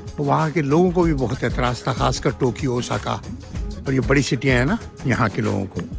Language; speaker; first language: Urdu; native; Urdu